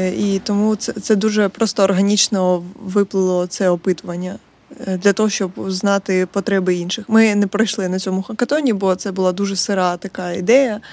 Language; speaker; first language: Ukrainian; native; Ukrainian